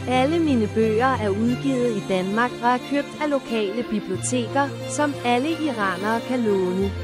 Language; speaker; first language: Danish; non-native, fluent; Persian